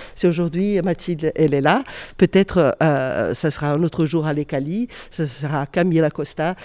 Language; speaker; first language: French; non-native, fluent; Portuguese